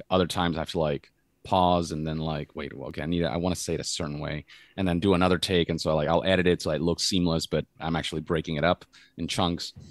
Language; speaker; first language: English; non-native, fluent; Spanish